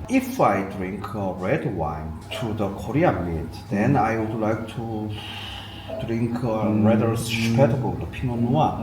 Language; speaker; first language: English; non-native, learner; Korean